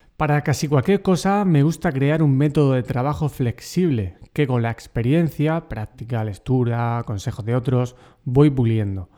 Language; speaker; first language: Spanish; native; Spanish